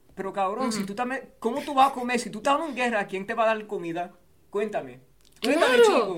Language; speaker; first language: Spanish; early bilingual, heritage; Spanish